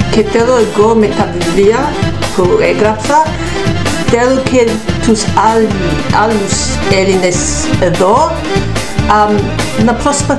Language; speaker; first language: Greek; non-native, learner; English